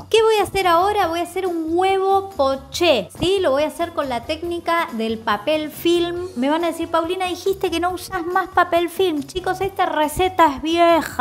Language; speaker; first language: Spanish; native; Spanish